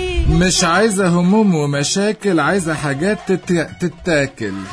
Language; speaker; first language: Arabic; native; Arabic